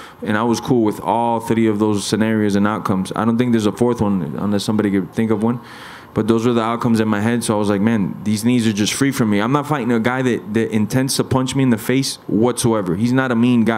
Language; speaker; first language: English; early bilingual, other home language; Spanish